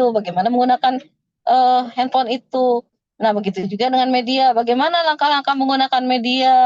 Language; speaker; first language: Indonesian; native; Indonesian